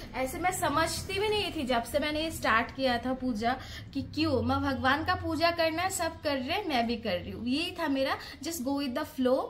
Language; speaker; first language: Hindi; non-native, local second language; Bangla